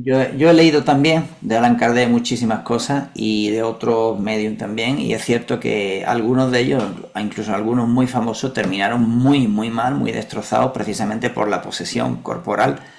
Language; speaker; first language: Spanish; native; Spanish